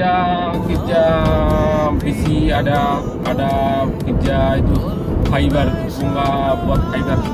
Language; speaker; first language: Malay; non-native, learner; Bangla